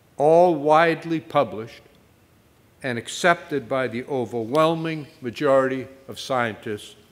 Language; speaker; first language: English; native; English